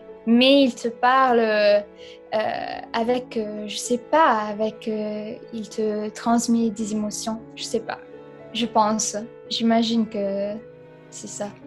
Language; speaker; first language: French; non-native, fluent; Italian